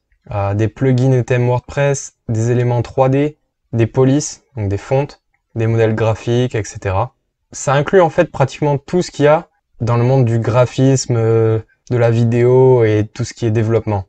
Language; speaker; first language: French; native; French